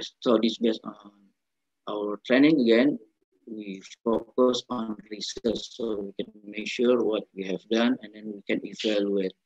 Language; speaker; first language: English; non-native, learner; Indonesian